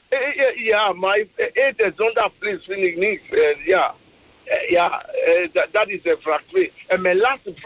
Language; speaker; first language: Dutch; non-native, learner; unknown